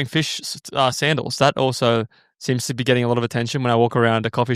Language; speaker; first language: English; native; English